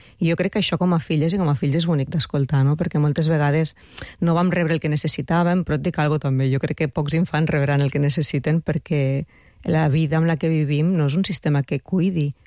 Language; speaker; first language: Catalan; native; Catalan